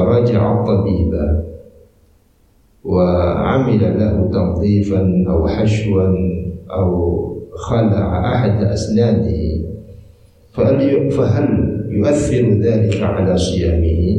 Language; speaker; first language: Arabic; non-native, fluent; Indonesian